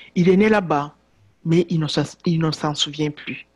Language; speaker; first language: French; non-native, local second language; Kinyarwanda